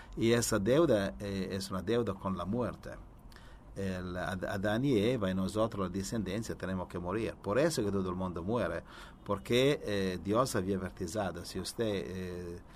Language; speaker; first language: Spanish; non-native, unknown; Italian